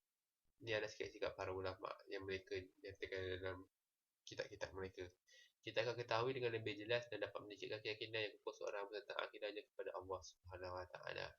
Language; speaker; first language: Malay; native; Malay